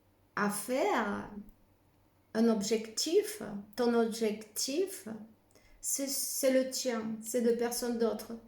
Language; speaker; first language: French; non-native, fluent; Spanish